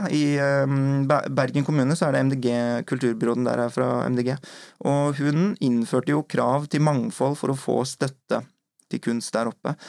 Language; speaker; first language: Norwegian; native; Norwegian